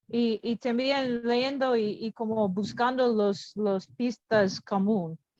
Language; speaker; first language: Spanish; non-native, learner; English